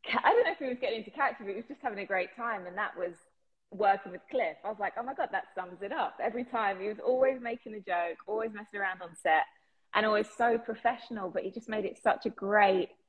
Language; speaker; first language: English; native; English